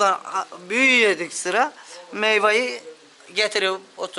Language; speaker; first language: Turkish; native; Turkish